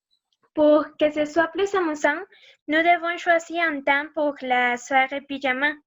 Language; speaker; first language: French; non-native, learner; Spanish